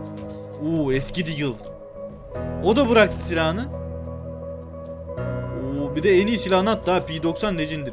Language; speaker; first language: Turkish; native; Turkish